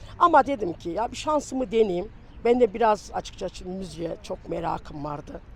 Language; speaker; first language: Turkish; native; Turkish